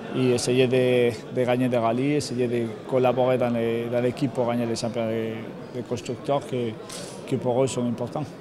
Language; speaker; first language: French; non-native, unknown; Spanish